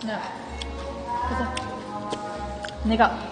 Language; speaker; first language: Korean; non-native, learner; Japanese